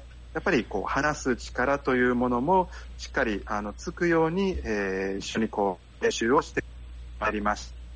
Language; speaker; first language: Japanese; native; Japanese